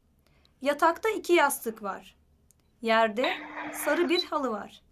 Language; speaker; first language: Turkish; non-native, learner; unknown